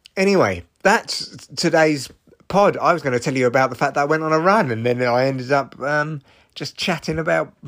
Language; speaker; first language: English; native; English